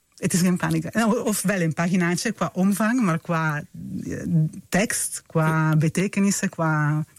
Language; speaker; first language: Dutch; non-native, fluent; Italian